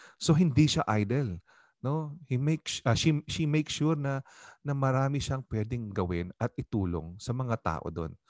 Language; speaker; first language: Filipino; native; Filipino